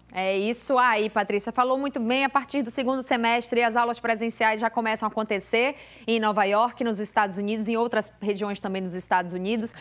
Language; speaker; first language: Portuguese; native; Portuguese